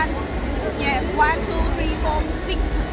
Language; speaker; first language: English; non-native, learner; Thai